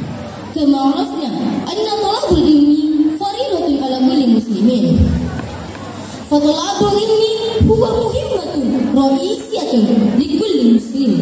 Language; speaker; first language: Arabic; non-native, learner; Indonesian